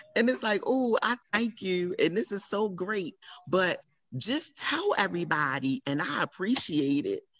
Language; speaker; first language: English; native; English